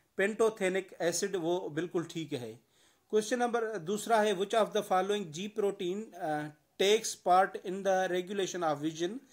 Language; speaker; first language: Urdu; non-native, local second language; Sindhi